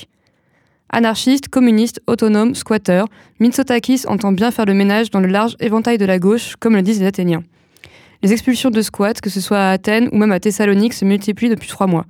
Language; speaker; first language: French; native; French